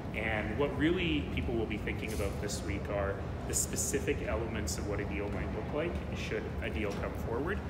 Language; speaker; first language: English; native; English